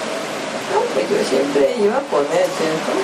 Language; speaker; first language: Spanish; early bilingual, other home language; Japanese